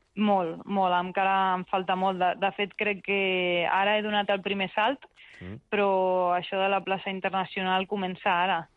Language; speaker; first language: Catalan; early bilingual, other home language; Spanish